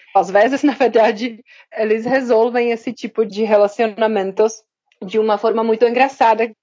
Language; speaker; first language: Portuguese; non-native, fluent; Czech